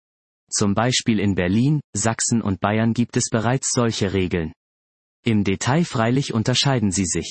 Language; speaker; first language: German; native; German